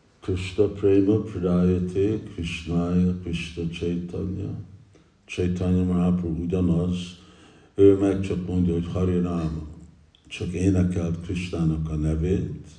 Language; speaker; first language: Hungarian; early bilingual, heritage; English